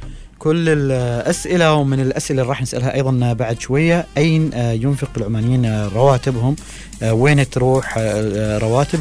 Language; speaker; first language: Arabic; native; Arabic